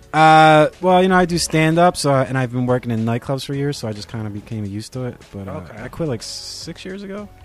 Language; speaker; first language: English; native; English